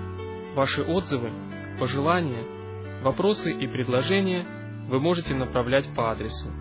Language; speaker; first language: Russian; native; Russian